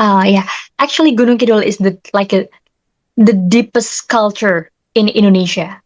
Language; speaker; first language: English; non-native, learner; Indonesian